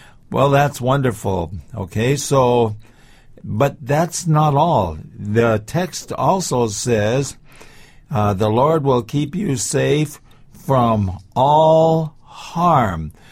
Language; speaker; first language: English; native; English